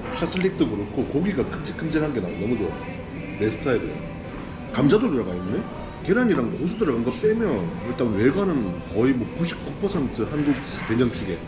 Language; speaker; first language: Korean; native; Korean